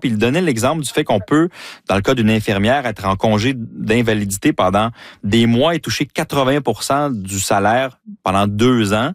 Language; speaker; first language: French; native; French